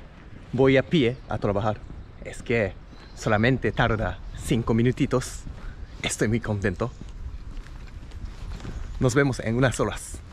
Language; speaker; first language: Spanish; non-native, learner; Japanese